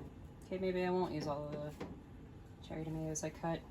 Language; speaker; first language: English; native; English